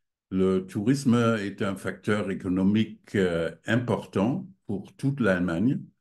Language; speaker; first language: French; non-native, fluent; German